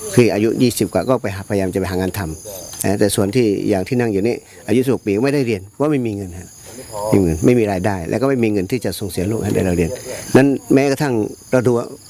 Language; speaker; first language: Thai; non-native, local second language; Pattani Malay